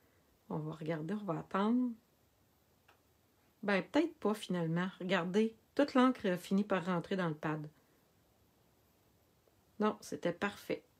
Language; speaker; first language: French; native; French